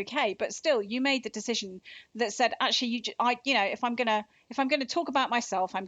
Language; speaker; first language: English; native; English